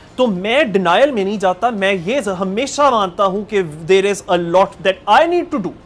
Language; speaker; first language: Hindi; native; Hindi